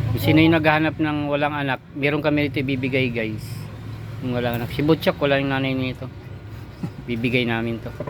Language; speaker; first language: Filipino; non-native, local second language; Cebuano